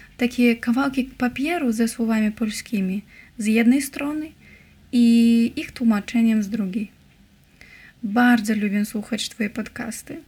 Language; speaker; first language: Polish; non-native, learner; Russian